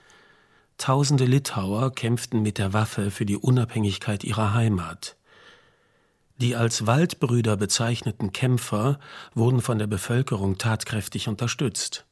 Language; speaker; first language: German; native; German